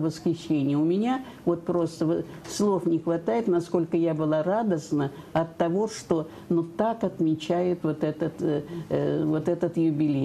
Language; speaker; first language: Russian; native; Russian